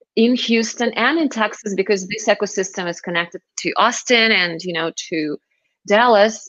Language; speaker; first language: English; non-native, fluent; Russian